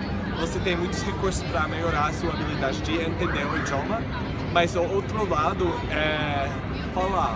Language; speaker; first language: Portuguese; non-native, fluent; English